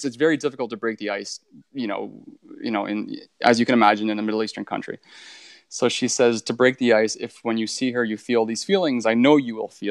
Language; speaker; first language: English; native; English